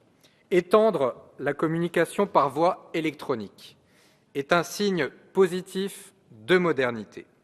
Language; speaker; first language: French; native; French